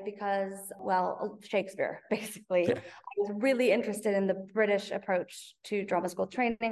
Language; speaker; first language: English; native; English